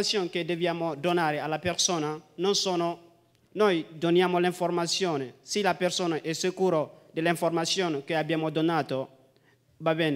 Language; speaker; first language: Italian; non-native, learner; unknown